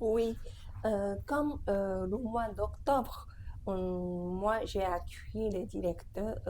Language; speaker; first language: French; non-native, fluent; Japanese